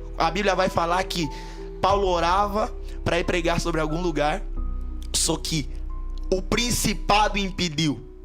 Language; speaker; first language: Portuguese; native; Portuguese